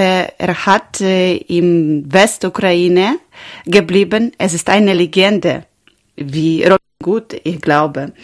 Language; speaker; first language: German; non-native, learner; Ukrainian